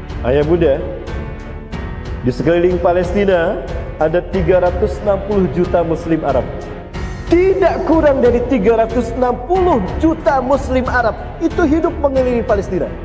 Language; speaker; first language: Indonesian; native; Indonesian